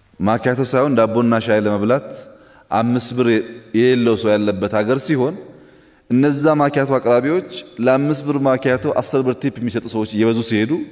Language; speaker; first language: Amharic; non-native, local second language; Oromo